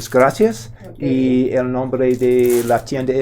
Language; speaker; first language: Spanish; non-native, learner; English